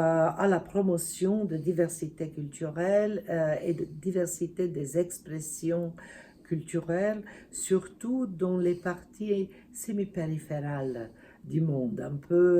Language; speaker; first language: French; non-native, fluent; Serbian